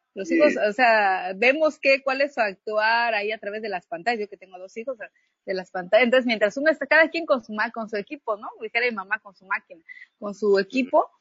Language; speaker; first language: Spanish; native; Spanish